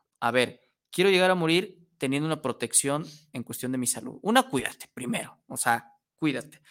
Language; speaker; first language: Spanish; native; Spanish